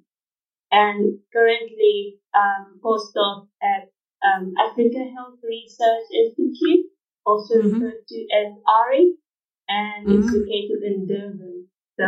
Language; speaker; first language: English; non-native, fluent; Arabic